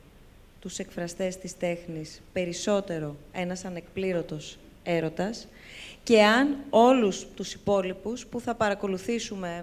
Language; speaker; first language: Greek; native; Greek